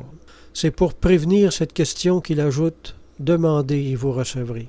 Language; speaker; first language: French; native; French